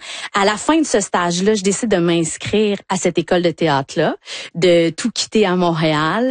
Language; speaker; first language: French; native; French